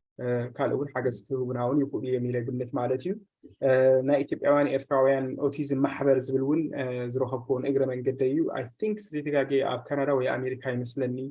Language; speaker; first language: Tigrinya; native; Tigrinya